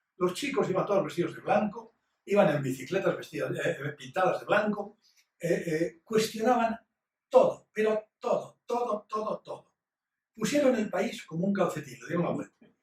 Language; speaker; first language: Spanish; native; Spanish